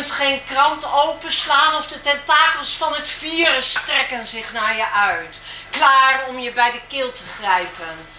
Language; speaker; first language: Dutch; native; Dutch